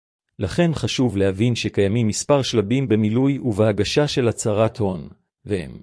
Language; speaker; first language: Hebrew; native; Hebrew